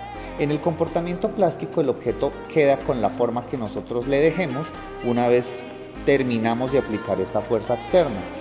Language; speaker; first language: Spanish; native; Spanish